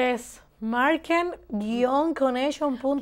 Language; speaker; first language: Spanish; native; Spanish